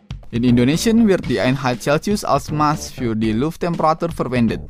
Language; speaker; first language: German; non-native, fluent; Indonesian